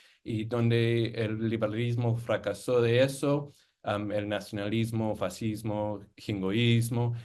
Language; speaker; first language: Spanish; non-native, fluent; English